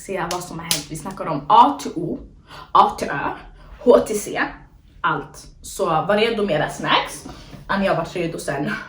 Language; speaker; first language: Swedish; early bilingual, other home language; Somali